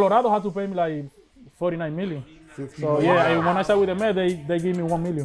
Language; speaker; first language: English; non-native, fluent; Spanish